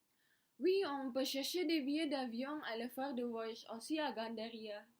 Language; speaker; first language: French; non-native, learner; Indonesian